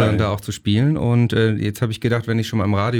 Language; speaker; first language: German; native; German